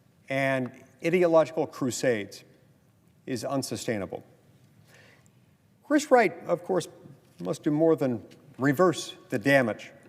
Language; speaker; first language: English; native; English